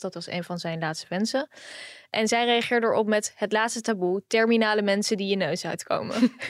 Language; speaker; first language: Dutch; native; Dutch